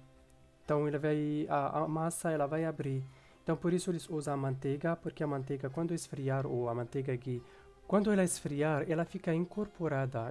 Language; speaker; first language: Portuguese; non-native, fluent; Arabic